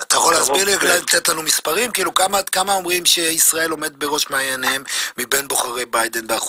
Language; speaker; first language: Hebrew; native; Hebrew